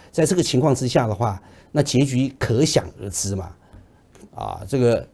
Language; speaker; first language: Chinese; native; Chinese